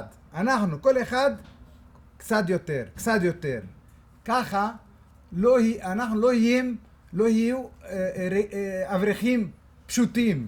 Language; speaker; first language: Hebrew; non-native, fluent; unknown